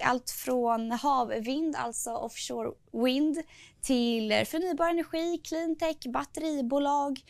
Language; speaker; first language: Swedish; native; Swedish